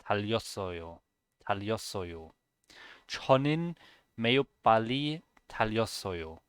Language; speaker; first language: Korean; non-native, learner; German